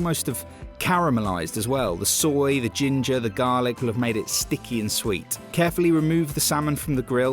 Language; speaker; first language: English; native; English